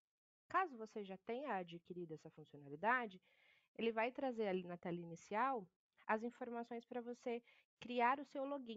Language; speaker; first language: Portuguese; native; Portuguese